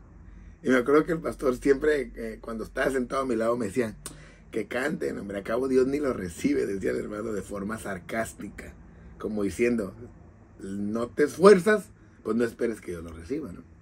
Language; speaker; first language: Spanish; native; Spanish